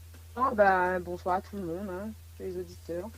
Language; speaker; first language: French; non-native, local second language; Réunion Creole French